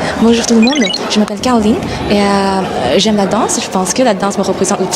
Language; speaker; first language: French; non-native, learner; Chinese